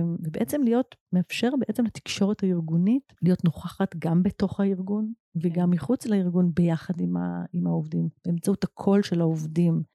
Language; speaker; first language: Hebrew; native; Hebrew